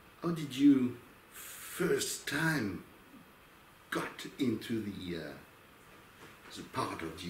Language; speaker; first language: English; non-native, learner; French